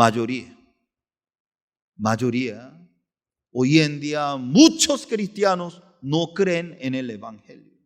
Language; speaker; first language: Spanish; non-native, fluent; Korean